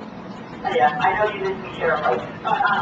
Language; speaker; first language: English; native; English